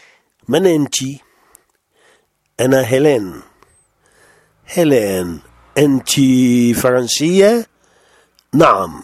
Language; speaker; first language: Arabic; non-native, fluent; French